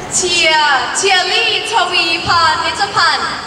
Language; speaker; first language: Thai; early bilingual, heritage; Thai